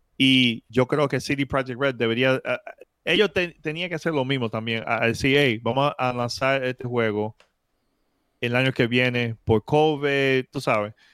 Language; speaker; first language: Spanish; early bilingual, heritage; Spanish